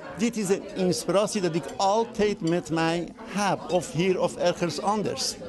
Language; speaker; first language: Dutch; non-native, fluent; Persian